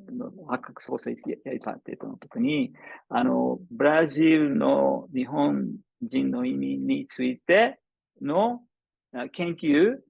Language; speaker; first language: Japanese; non-native, fluent; English